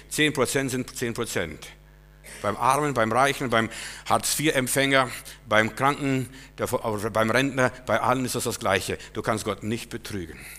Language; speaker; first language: German; non-native, fluent; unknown